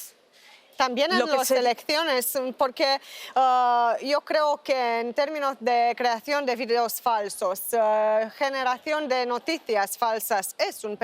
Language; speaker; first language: Spanish; non-native, fluent; Romanian